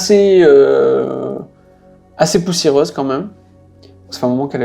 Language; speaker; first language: French; native; French